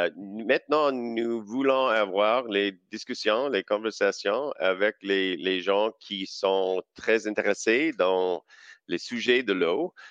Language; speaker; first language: French; non-native, local second language; English